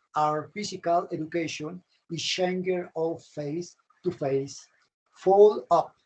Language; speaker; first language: English; non-native, learner; Spanish